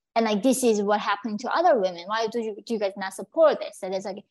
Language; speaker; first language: English; early bilingual, other home language; Korean